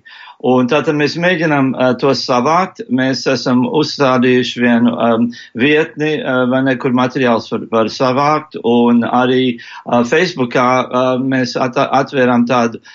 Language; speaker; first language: Latvian; early bilingual, heritage; English